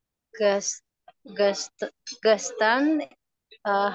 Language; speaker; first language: German; non-native, learner; Indonesian